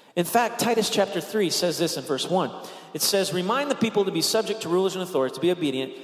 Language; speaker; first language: English; native; English